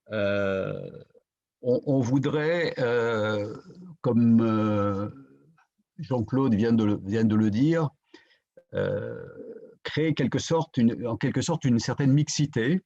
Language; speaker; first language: French; native; French